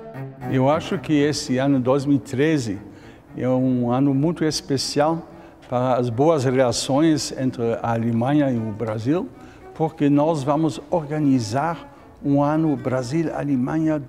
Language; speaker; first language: Portuguese; non-native, fluent; German